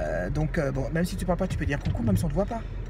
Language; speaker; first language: French; native; French